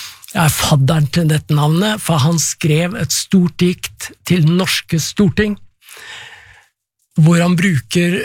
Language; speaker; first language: Norwegian; native; Norwegian